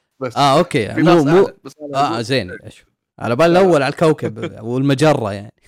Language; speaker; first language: Arabic; native; Arabic